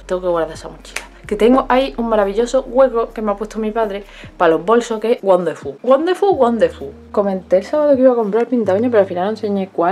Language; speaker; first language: Spanish; native; Spanish